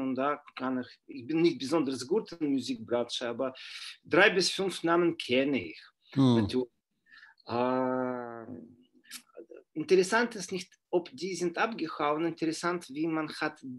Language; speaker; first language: German; non-native, fluent; Russian